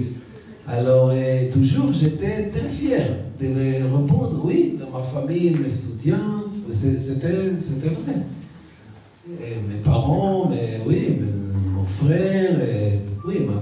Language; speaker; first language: French; non-native, learner; Hebrew